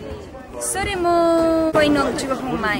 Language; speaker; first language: Japanese; non-native, learner; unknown